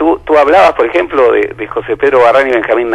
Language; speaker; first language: Spanish; native; Spanish